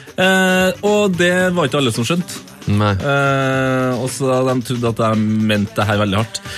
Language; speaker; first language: Norwegian; non-native, fluent; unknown